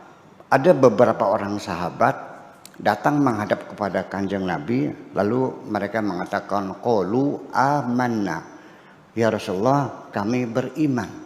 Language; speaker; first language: Indonesian; native; Indonesian